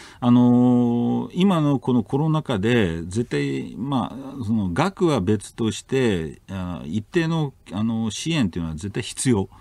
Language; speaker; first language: Japanese; non-native, fluent; English